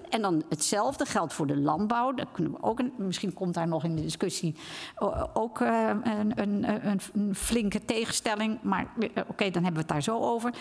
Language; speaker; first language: Dutch; native; Dutch